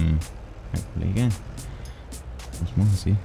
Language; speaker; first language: German; native; German